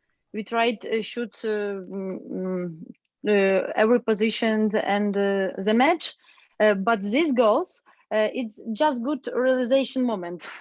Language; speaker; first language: English; non-native, learner; Ukrainian